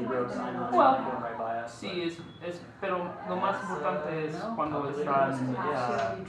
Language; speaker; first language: Spanish; non-native, learner; English